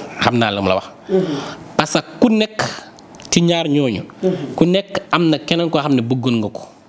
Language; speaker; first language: Wolof; non-native, local second language; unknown